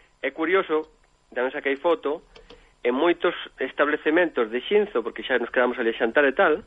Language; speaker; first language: Galician; native; Galician